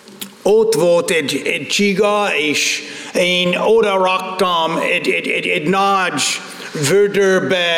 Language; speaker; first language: Hungarian; non-native, fluent; English